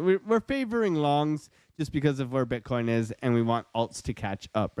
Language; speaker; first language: English; native; English